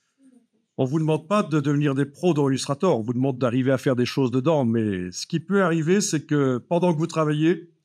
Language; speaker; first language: French; native; French